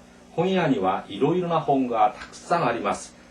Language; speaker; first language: Japanese; non-native, fluent; Korean